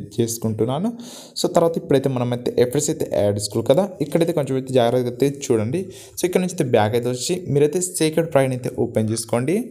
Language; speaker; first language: Telugu; non-native, local second language; Gondi